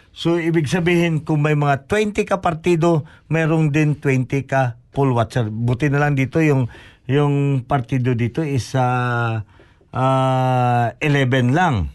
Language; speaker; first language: Filipino; non-native, local second language; Hiligaynon